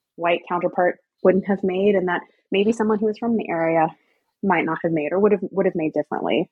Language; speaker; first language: English; native; English